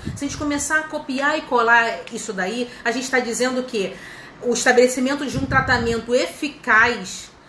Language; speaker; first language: Portuguese; native; Portuguese